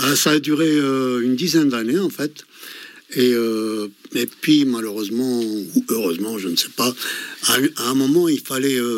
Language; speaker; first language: French; non-native, local second language; Kabyle